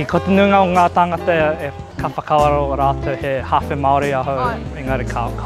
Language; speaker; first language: Māori; non-native, local second language; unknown